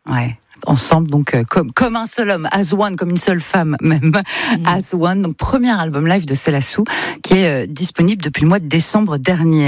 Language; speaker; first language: French; native; French